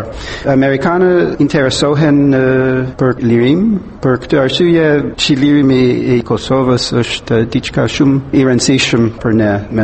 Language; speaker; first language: Albanian; non-native, fluent; English